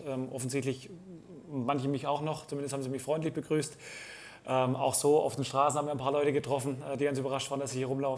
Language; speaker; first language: German; native; German